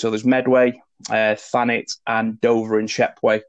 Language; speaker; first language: English; native; English